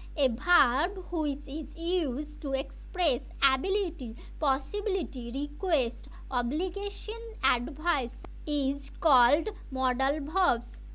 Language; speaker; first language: English; non-native, local second language; Bangla